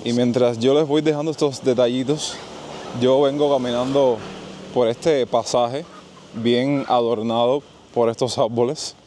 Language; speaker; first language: Spanish; native; Spanish